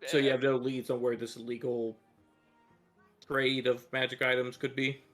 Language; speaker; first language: English; native; English